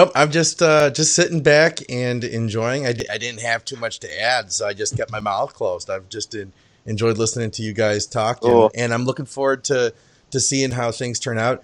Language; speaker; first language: English; native; English